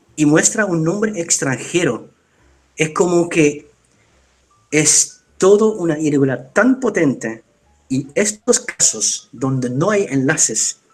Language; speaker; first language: Spanish; non-native, fluent; Dutch